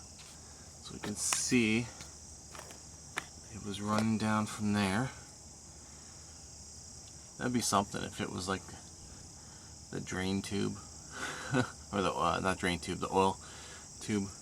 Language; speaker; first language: English; native; English